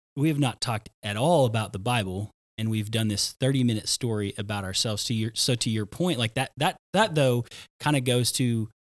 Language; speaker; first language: English; native; English